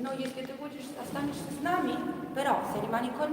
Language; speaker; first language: Russian; non-native, fluent; Italian